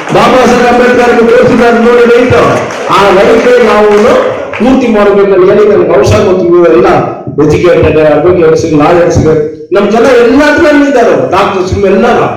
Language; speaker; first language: Kannada; non-native, local second language; Tamil